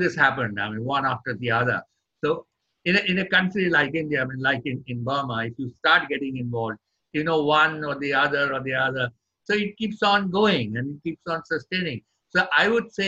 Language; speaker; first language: English; non-native, local second language; Bangla